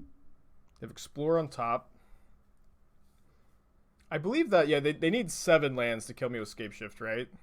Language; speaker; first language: English; native; English